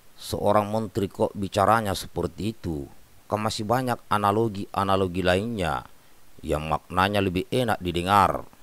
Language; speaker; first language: Indonesian; native; Indonesian